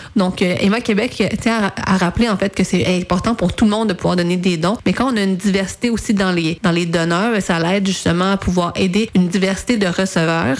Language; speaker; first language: French; native; French